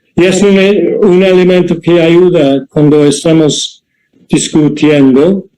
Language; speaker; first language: Spanish; non-native, fluent; English